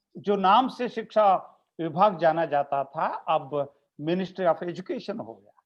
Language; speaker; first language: Hindi; non-native, local second language; Kannada